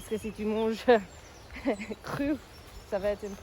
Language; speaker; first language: French; non-native, learner; English